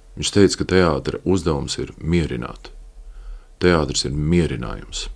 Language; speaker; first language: Latvian; native; Latvian